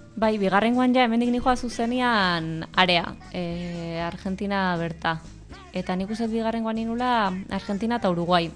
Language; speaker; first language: Basque; native; Basque